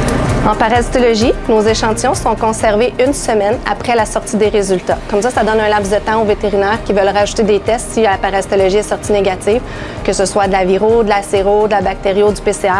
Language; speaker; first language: French; native; French